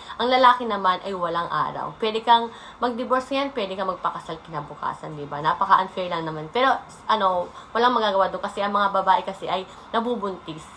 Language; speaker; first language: Filipino; native; Filipino